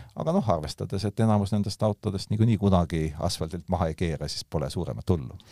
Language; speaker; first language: Estonian; native; Estonian